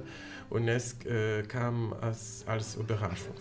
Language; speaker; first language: German; non-native, fluent; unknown